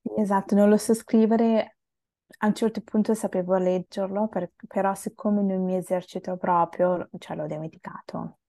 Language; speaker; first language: Italian; early bilingual, other home language; Bangla